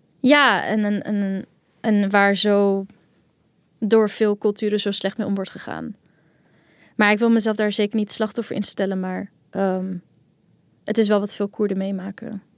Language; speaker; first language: Dutch; early bilingual, other home language; Kurdish